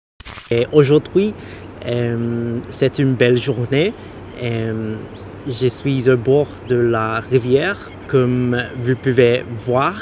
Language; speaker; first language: French; non-native, learner; English